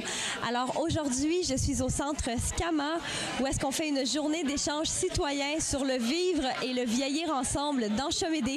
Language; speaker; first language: French; native; French